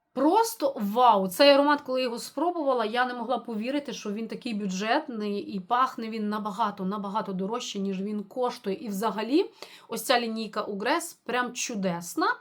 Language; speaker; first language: Ukrainian; non-native, local second language; Russian